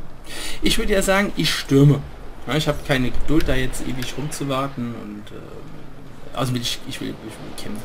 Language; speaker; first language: German; native; German